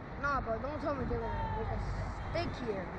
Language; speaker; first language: English; native; English